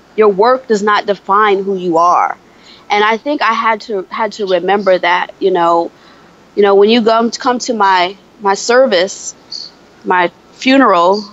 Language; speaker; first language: English; native; English